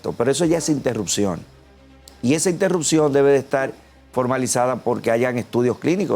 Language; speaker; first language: Spanish; native; Spanish